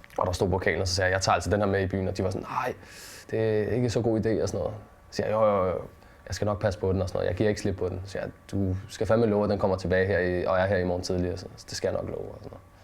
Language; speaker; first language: Danish; native; Danish